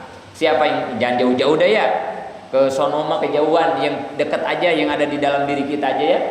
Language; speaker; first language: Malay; non-native, local second language; Sundanese